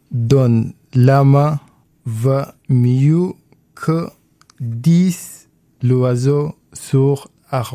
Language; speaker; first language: French; non-native, learner; Arabic